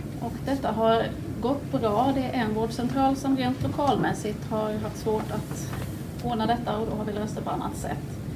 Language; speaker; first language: Swedish; native; Swedish